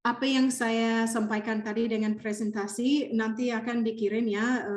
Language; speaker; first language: Indonesian; non-native, fluent; English